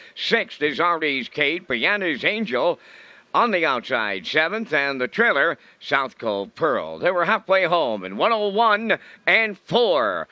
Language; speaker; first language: English; native; English